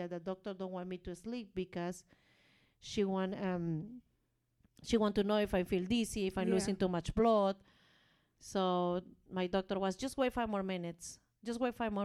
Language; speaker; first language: English; non-native, learner; Spanish